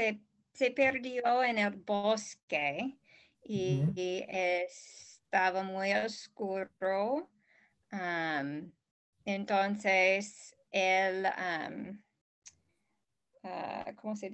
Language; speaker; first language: Spanish; non-native, learner; English